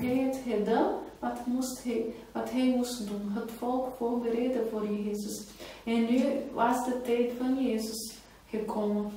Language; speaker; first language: Dutch; non-native, fluent; Portuguese